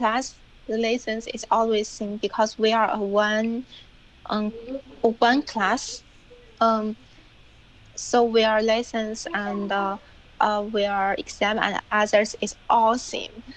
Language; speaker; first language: English; non-native, learner; Chinese